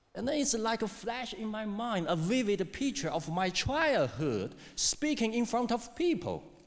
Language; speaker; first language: English; non-native, fluent; Chinese